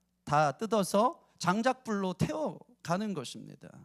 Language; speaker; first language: Korean; native; Korean